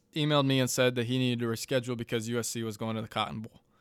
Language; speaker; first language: English; native; English